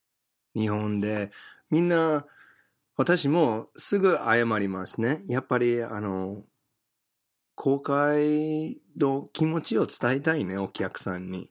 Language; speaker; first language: Japanese; non-native, fluent; English